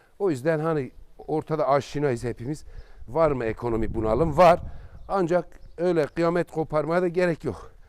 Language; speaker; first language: Turkish; native; Turkish